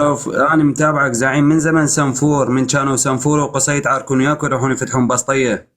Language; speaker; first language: Arabic; native; Arabic